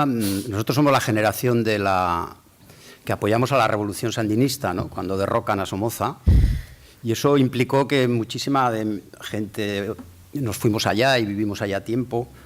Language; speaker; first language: Spanish; native; Spanish